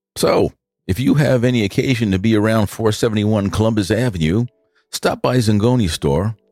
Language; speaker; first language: English; native; English